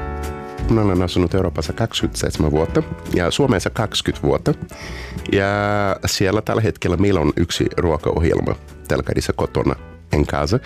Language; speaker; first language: Finnish; non-native, learner; Portuguese